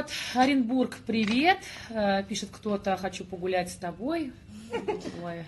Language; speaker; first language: Russian; native; Russian